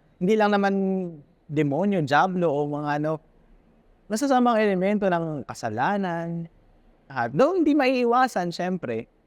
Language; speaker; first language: Filipino; native; Filipino